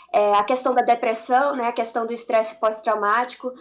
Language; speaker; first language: Portuguese; native; Portuguese